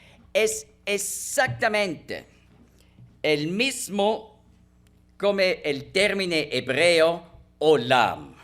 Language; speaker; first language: Spanish; non-native, fluent; German